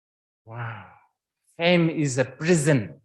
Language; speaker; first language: English; non-native, fluent; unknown